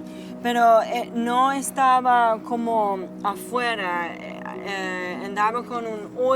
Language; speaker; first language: Spanish; non-native, learner; English